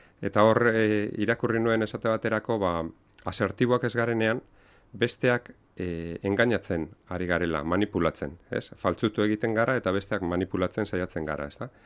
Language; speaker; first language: Basque; non-native, local second language; Spanish